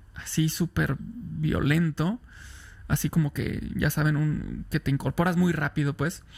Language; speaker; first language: Spanish; native; Spanish